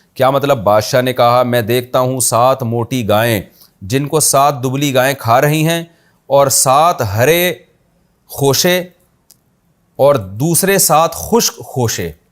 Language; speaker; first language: Urdu; native; Urdu